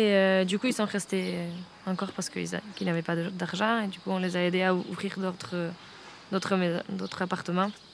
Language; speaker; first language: French; non-native, fluent; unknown